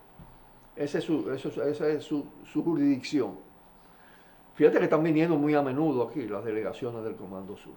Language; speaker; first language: Spanish; native; Spanish